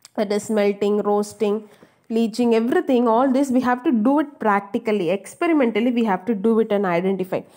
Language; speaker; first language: English; non-native, local second language; Tamil